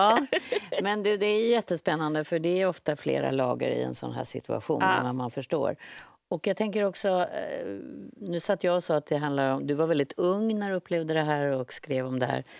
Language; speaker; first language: Swedish; native; Swedish